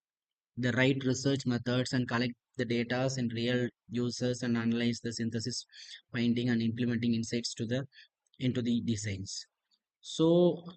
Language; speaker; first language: English; non-native, local second language; Tamil